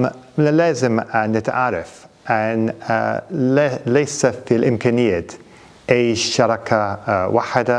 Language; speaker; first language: Arabic; non-native, fluent; English